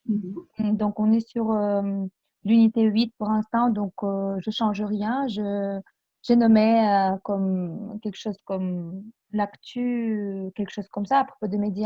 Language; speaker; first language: French; non-native, fluent; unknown